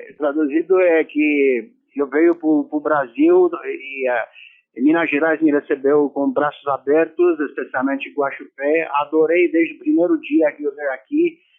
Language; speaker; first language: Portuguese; non-native, fluent; Romanian